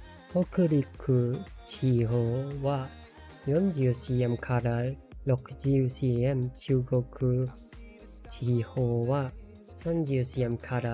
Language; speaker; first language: Japanese; non-native, learner; English